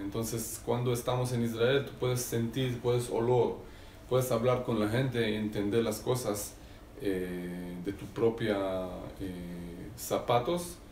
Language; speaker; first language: Spanish; non-native, learner; Hebrew